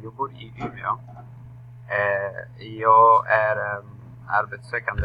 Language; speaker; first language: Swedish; non-native, learner; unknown